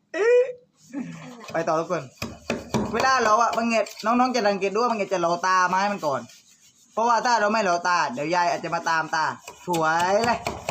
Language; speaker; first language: Thai; native; Thai